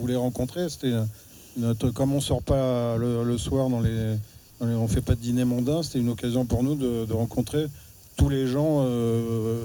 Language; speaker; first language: French; native; French